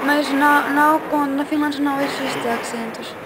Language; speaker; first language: Portuguese; non-native, learner; Finnish